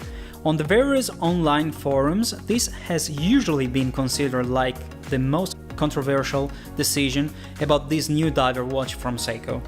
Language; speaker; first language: English; non-native, fluent; Italian